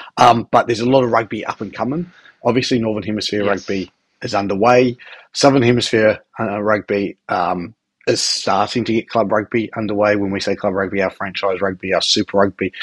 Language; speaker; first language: English; native; English